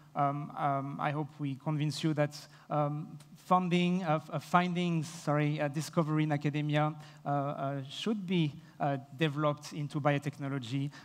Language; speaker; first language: English; non-native, fluent; French